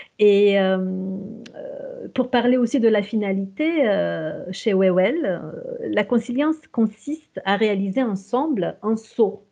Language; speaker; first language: French; non-native, fluent; Romanian